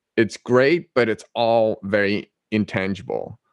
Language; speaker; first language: English; non-native, fluent; Dutch